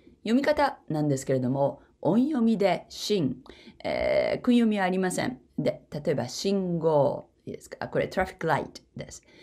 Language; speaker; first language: Japanese; native; Japanese